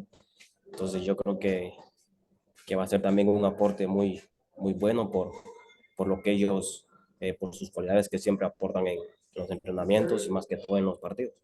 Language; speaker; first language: Spanish; native; Spanish